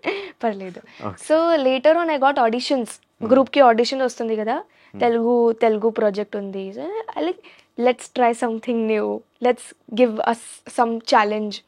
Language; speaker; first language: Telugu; non-native, learner; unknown